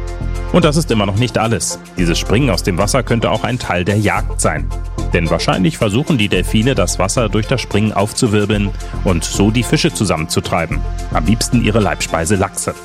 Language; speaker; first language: German; native; German